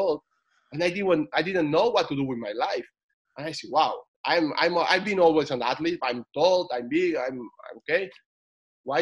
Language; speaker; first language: English; non-native, fluent; Spanish